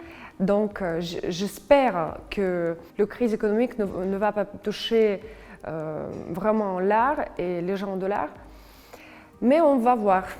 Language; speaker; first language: French; non-native, fluent; Russian